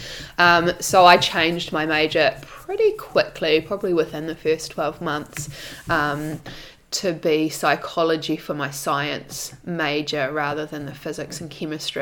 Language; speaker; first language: English; native; English